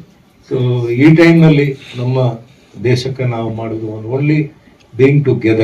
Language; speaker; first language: Kannada; non-native, fluent; Tulu